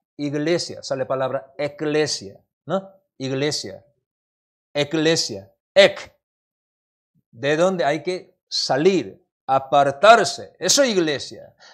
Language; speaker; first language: Spanish; non-native, learner; Korean